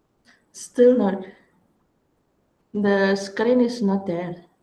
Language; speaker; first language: English; non-native, learner; Indonesian